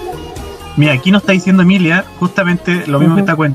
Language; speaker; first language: Spanish; native; Spanish